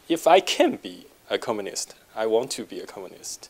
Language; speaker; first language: English; non-native, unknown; Chinese